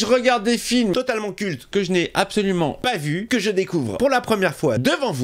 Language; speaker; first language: French; native; French